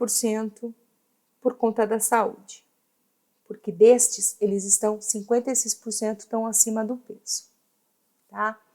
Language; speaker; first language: Portuguese; native; Portuguese